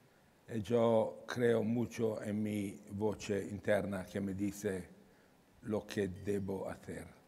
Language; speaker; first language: Spanish; non-native, learner; Italian